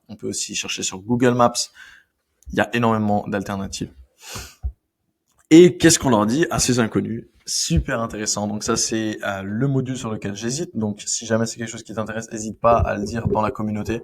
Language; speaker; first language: French; native; French